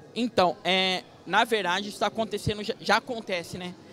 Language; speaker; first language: Portuguese; native; Portuguese